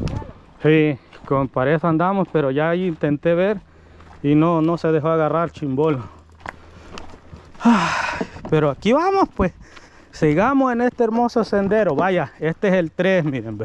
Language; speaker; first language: Spanish; native; Spanish